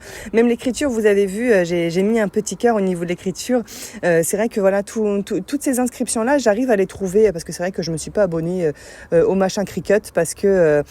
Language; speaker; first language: French; native; French